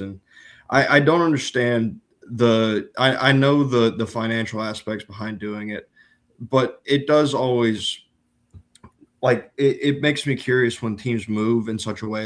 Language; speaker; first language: English; native; English